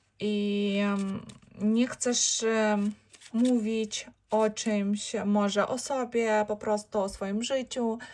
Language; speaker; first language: Polish; non-native, learner; Ukrainian